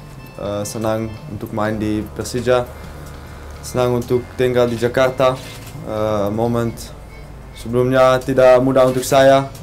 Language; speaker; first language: Indonesian; non-native, fluent; Dutch